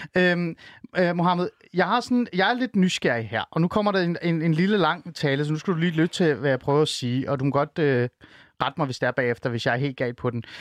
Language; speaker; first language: Danish; early bilingual, other home language; Persian